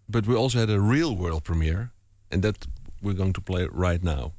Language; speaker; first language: English; non-native, fluent; Dutch